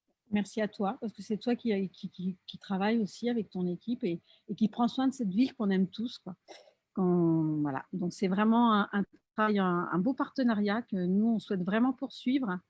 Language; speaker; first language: French; native; French